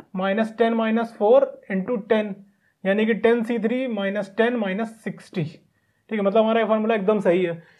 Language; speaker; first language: Hindi; native; Hindi